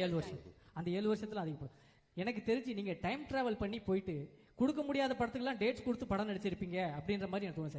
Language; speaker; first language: Tamil; native; Tamil